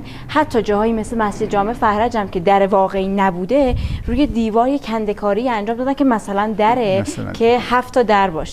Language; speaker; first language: Persian; native; Persian